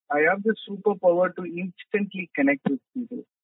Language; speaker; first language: English; non-native, local second language; Tamil